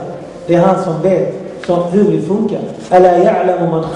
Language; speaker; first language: Swedish; non-native, fluent; Arabic